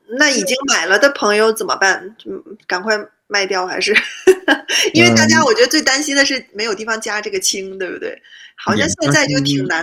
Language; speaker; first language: Chinese; native; Chinese